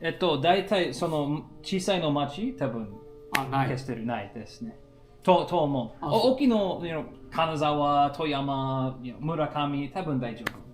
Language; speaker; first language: Japanese; non-native, learner; English